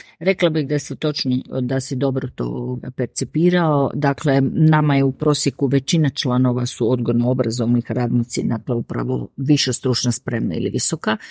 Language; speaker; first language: Serbian; native; Serbian